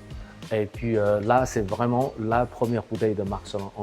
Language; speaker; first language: French; non-native, fluent; Chinese